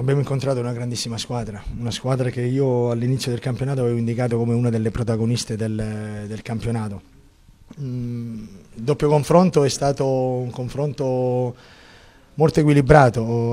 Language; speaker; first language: Italian; native; Italian